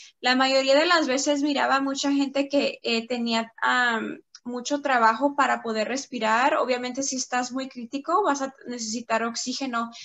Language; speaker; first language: Spanish; early bilingual, heritage; Spanish